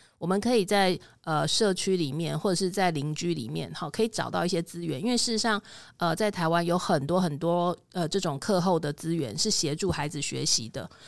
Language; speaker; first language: Chinese; native; Chinese